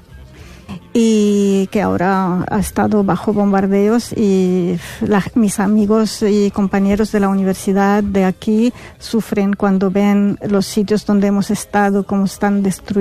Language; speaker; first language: Spanish; non-native, fluent; Arabic